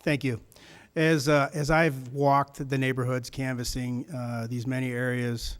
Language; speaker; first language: English; early bilingual, other home language; German